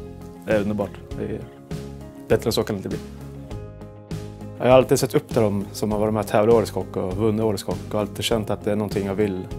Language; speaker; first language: Swedish; native; Swedish